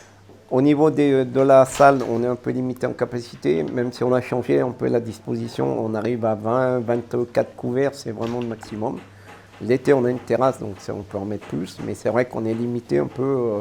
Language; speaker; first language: French; native; French